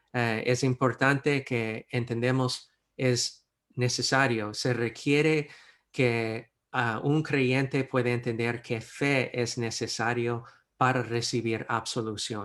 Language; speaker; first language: Spanish; non-native, fluent; English